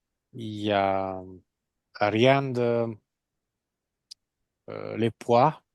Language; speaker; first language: French; non-native, learner; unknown